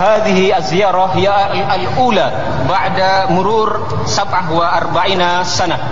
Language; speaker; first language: Arabic; non-native, fluent; Indonesian